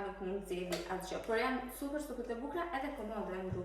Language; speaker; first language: Albanian; early bilingual, heritage; Albanian